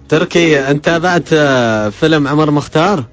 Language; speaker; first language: Arabic; native; Arabic